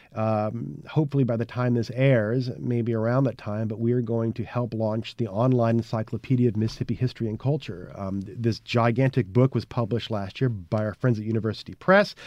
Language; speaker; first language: English; native; English